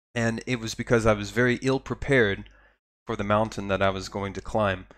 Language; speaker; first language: English; native; English